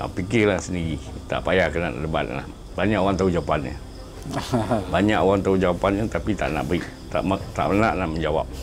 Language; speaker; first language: Malay; native; Malay